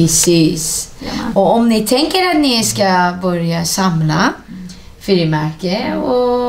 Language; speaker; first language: Swedish; non-native, fluent; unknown